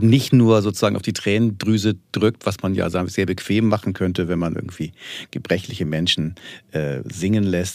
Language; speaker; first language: German; native; German